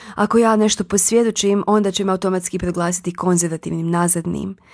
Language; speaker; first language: Croatian; native; Croatian